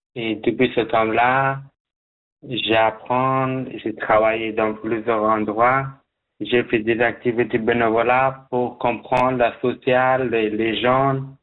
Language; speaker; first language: French; non-native, learner; Persian